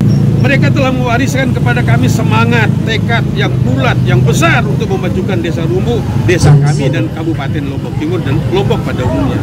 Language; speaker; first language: Indonesian; non-native, local second language; Sasak